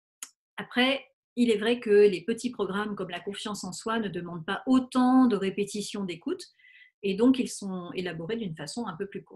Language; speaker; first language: French; native; French